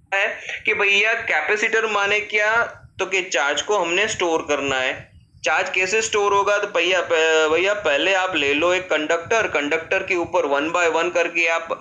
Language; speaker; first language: Hindi; non-native, local second language; Gujarati